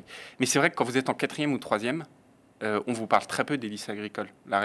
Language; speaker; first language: French; native; French